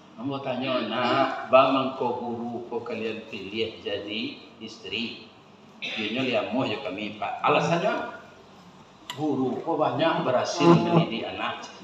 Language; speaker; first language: Malay; non-native, local second language; Minangkabau